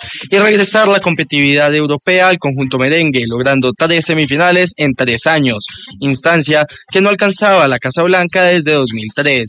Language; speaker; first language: Spanish; native; Spanish